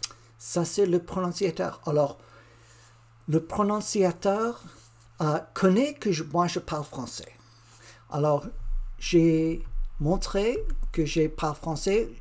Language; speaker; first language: French; non-native, learner; English